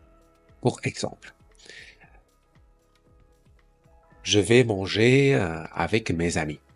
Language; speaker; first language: French; non-native, fluent; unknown